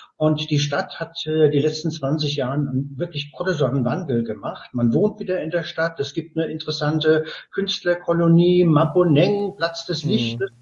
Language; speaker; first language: German; native; German